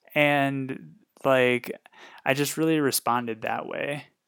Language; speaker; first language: English; native; English